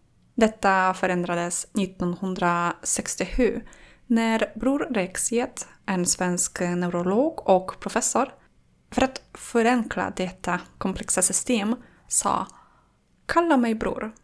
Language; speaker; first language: Swedish; non-native, fluent; Polish